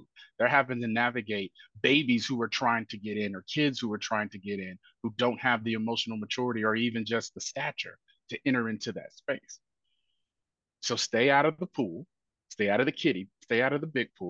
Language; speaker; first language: English; native; English